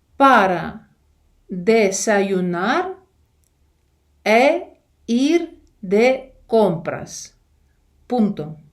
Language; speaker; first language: Spanish; non-native, fluent; Ukrainian